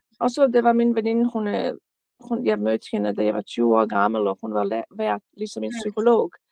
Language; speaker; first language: Danish; non-native, fluent; Bosnian